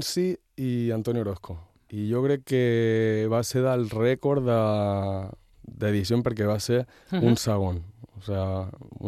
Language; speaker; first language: Catalan; native; Catalan